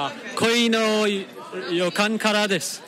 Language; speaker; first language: Japanese; non-native, learner; English